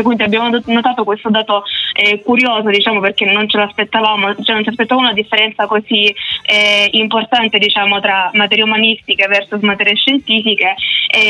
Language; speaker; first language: Italian; native; Italian